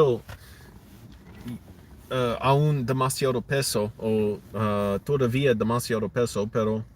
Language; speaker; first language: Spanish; non-native, learner; English